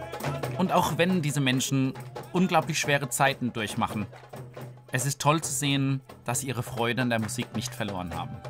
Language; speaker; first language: German; native; German